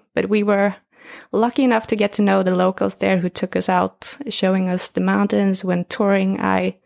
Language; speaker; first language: English; non-native, fluent; Swedish